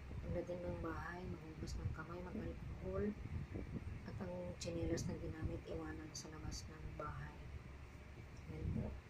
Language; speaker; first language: Filipino; non-native, local second language; Cebuano